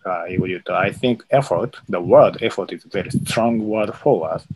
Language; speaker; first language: English; non-native, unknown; Japanese